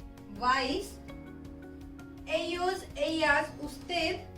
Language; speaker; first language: Spanish; non-native, fluent; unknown